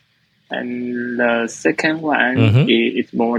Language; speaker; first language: English; non-native, learner; Chinese